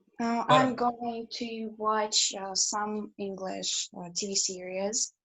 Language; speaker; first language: English; non-native, learner; Russian